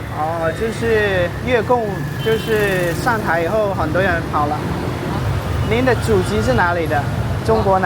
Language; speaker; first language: Chinese; native; Chinese